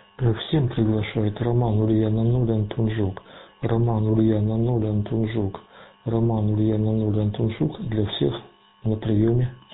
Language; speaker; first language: Russian; native; Russian